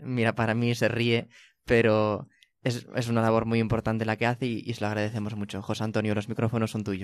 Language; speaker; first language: Spanish; native; Spanish